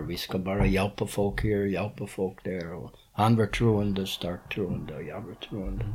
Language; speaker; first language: Swedish; non-native, fluent; English